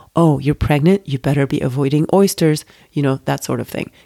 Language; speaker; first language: English; non-native, fluent; Turkish